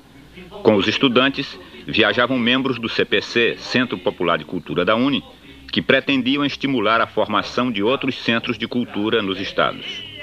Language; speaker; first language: Portuguese; native; Portuguese